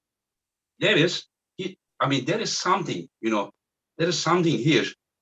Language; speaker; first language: English; non-native, fluent; Turkish